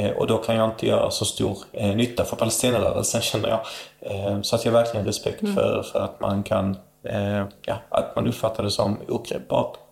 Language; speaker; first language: Swedish; early bilingual, other home language; Arabic